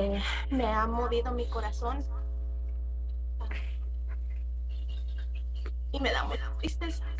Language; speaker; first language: Spanish; early bilingual, heritage; Spanish